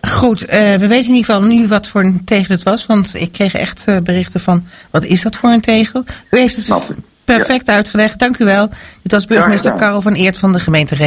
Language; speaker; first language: Dutch; native; Dutch